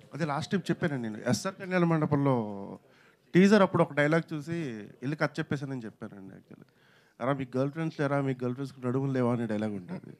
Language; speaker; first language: Telugu; native; Telugu